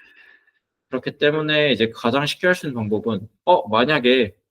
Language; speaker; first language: Korean; native; Korean